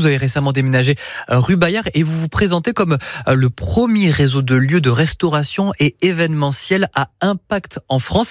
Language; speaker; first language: French; native; French